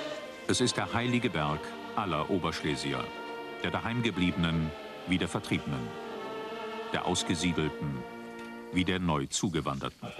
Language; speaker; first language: German; native; German